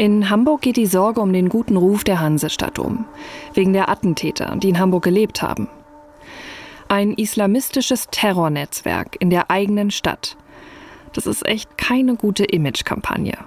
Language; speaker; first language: German; native; German